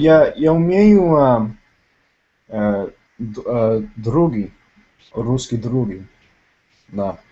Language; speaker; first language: Russian; non-native, learner; Tamil